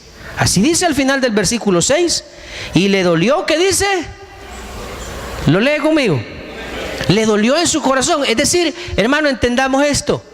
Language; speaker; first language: Spanish; native; Spanish